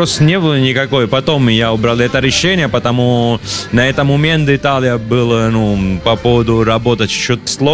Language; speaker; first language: Russian; non-native, learner; Italian